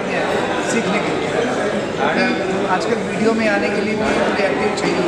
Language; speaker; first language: Hindi; native; Hindi